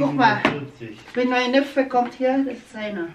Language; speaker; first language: German; non-native, learner; Filipino